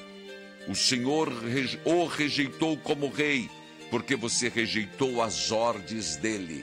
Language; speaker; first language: Portuguese; native; Portuguese